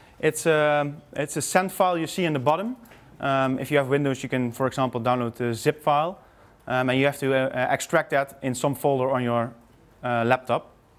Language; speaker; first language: English; non-native, fluent; Dutch